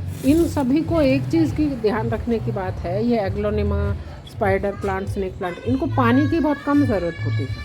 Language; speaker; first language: Hindi; native; Hindi